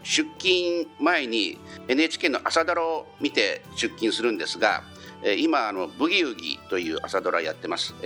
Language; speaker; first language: Japanese; native; Japanese